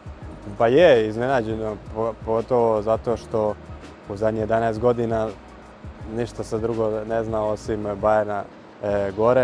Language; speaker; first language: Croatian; early bilingual, heritage; Croatian